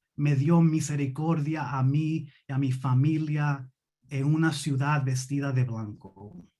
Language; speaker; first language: Spanish; early bilingual, other home language; English